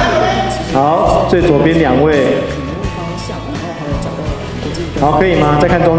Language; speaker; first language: Chinese; native; Chinese